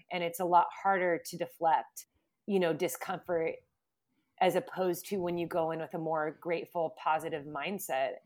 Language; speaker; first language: English; native; English